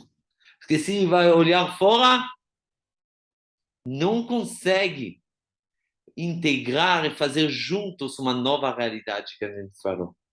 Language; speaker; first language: Portuguese; non-native, fluent; Hebrew